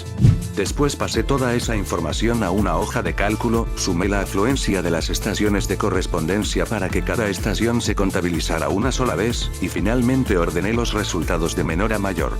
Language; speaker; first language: Spanish; native; Spanish